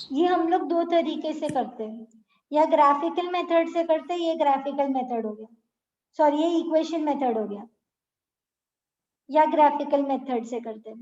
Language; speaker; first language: Hindi; native; Hindi